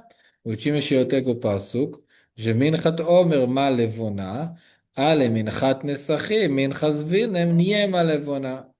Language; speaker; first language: Polish; non-native, learner; Hebrew